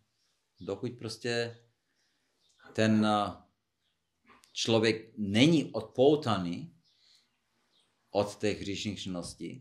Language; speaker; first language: Czech; non-native, fluent; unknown